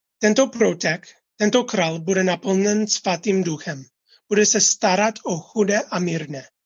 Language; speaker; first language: Czech; non-native, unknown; English